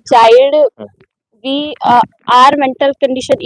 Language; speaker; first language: English; non-native, learner; Hindi